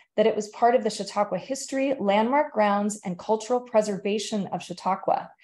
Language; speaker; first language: English; native; English